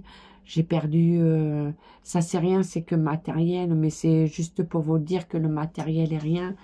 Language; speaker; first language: French; native; French